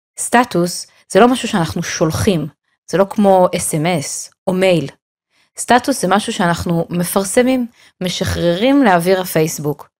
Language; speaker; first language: Hebrew; native; Hebrew